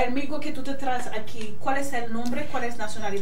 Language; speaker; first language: Spanish; non-native, learner; Haitian Creole